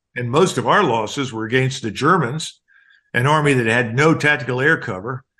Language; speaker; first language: English; native; English